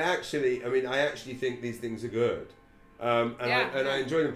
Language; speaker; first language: English; native; English